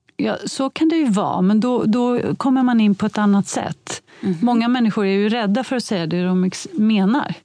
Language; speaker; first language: Swedish; native; Swedish